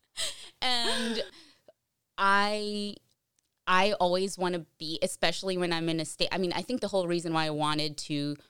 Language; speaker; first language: English; early bilingual, other home language; Portuguese